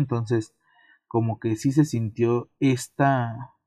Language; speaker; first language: Spanish; native; Spanish